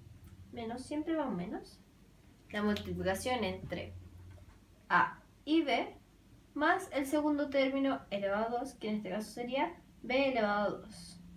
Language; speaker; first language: Spanish; native; Spanish